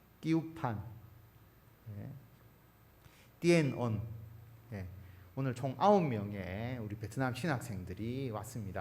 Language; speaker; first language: Korean; native; Korean